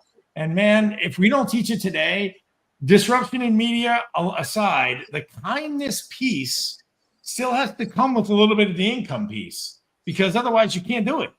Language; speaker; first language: English; native; English